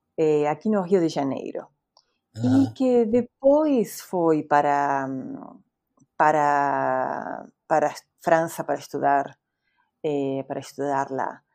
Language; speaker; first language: Portuguese; non-native, fluent; Spanish